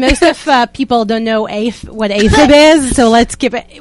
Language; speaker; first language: English; non-native, fluent; Hebrew